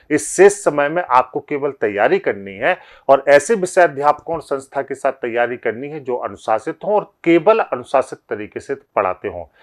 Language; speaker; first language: Hindi; native; Hindi